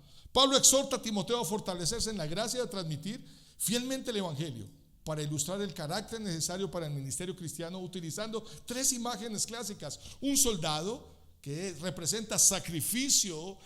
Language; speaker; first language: Spanish; native; Spanish